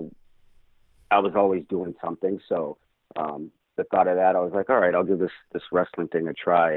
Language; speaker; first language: English; native; English